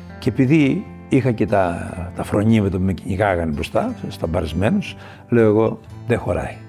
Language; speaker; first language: Greek; native; Greek